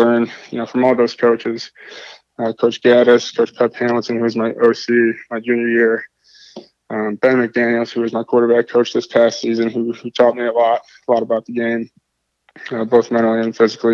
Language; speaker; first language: English; native; English